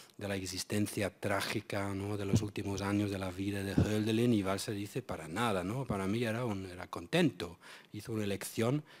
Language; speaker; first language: Spanish; non-native, fluent; English